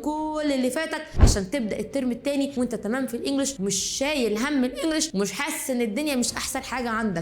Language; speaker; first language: Arabic; native; Arabic